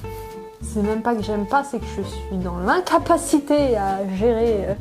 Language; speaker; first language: French; native; French